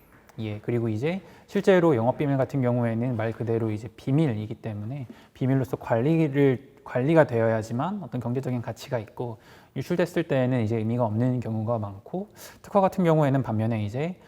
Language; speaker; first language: Korean; native; Korean